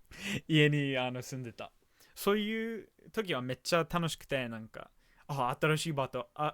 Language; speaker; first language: Japanese; non-native, fluent; English